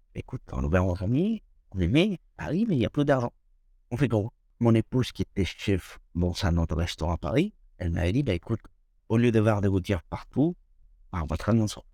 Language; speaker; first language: French; non-native, fluent; Spanish